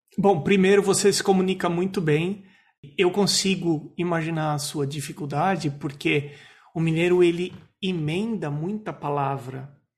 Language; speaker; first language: Portuguese; native; Portuguese